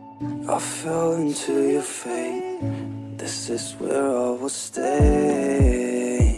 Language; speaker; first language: English; non-native, learner; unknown